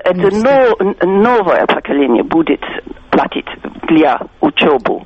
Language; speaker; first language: Russian; non-native, fluent; English